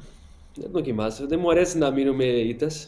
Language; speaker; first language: Greek; non-native, learner; Portuguese